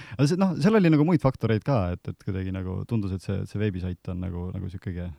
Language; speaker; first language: Estonian; native; Estonian